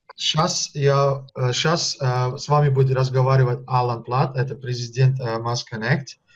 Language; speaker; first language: Russian; early bilingual, heritage; Russian